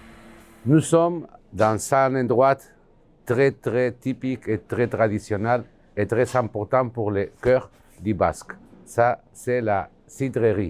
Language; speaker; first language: French; non-native, learner; Basque